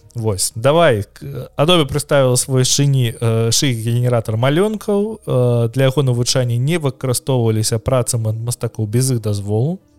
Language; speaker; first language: Belarusian; non-native, local second language; Russian